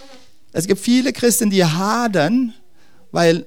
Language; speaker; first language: German; non-native, fluent; Dutch